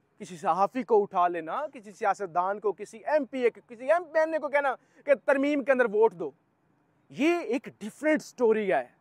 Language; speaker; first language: Urdu; native; Urdu